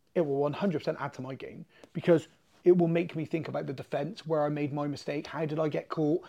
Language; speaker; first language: English; native; English